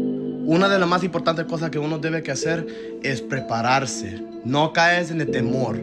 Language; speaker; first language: Spanish; early bilingual, heritage; Spanish